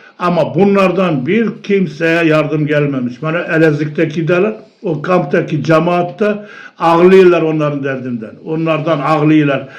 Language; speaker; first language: Turkish; early bilingual, heritage; Turkish